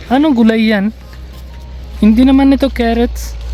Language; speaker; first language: Filipino; non-native, learner; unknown